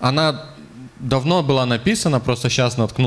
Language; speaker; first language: Russian; native; Russian